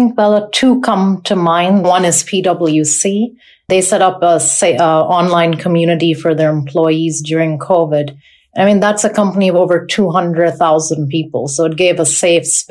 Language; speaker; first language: English; non-native, local second language; Urdu